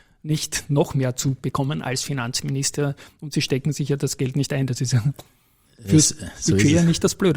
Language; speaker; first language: German; native; German